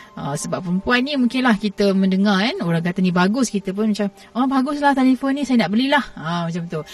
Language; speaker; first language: Malay; native; Malay